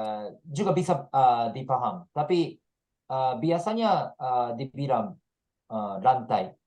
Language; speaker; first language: Indonesian; non-native, learner; Japanese